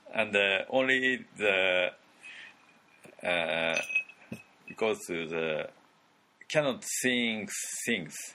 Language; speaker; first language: English; non-native, learner; Japanese